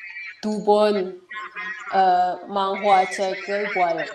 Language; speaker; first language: Korean; non-native, learner; Indonesian